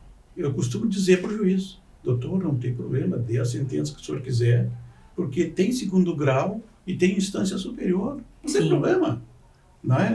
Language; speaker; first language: Portuguese; native; Portuguese